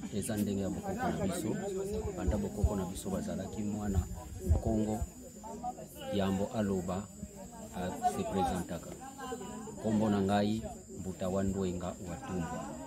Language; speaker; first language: Lingala; non-native, local second language; Kongo